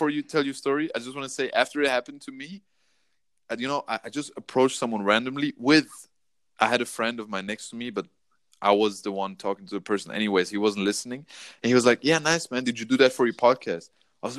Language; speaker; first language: English; non-native, fluent; German